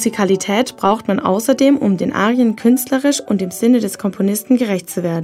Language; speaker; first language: German; native; German